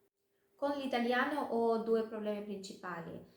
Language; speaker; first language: Italian; non-native, fluent; Russian